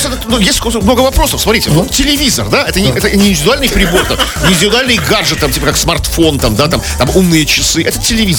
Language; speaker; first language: Russian; native; Russian